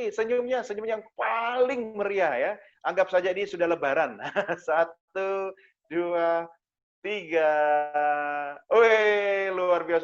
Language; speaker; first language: Indonesian; native; Indonesian